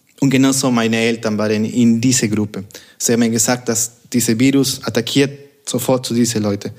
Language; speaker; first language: German; non-native, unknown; Spanish